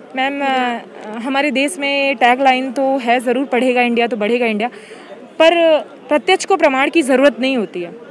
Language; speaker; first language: Hindi; native; Hindi